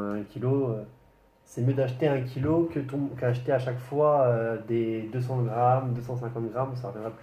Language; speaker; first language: French; native; French